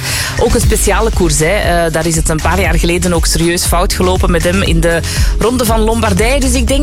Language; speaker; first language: Dutch; native; Dutch